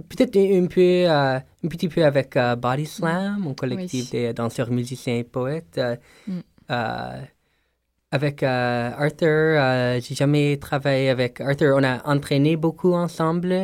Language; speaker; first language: French; non-native, local second language; English